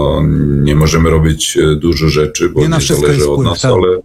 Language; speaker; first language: Polish; non-native, learner; Serbian